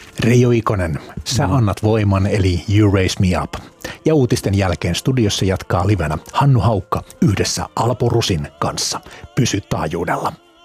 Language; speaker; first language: Finnish; native; Finnish